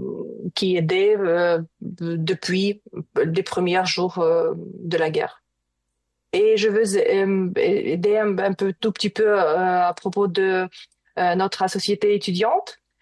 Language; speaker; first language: French; non-native, learner; Ukrainian